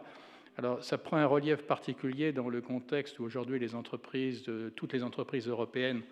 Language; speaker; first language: French; native; French